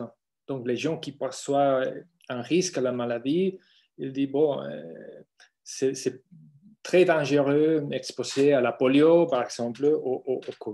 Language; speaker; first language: French; non-native, fluent; Spanish